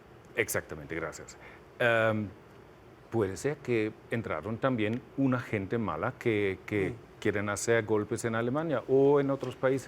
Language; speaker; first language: Spanish; non-native, fluent; German